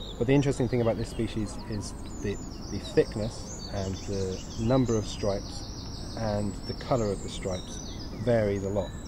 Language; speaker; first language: English; native; English